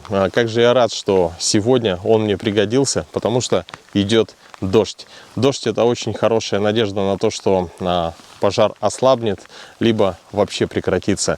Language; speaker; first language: Russian; native; Russian